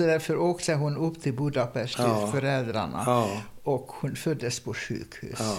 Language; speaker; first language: Swedish; non-native, fluent; Hungarian